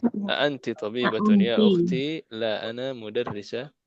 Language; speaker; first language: Arabic; non-native, fluent; Indonesian